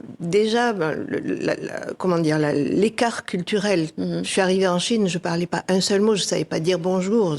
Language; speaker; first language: French; native; French